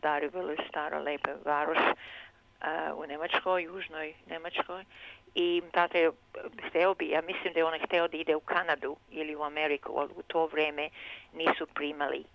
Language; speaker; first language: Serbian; early bilingual, heritage; Serbian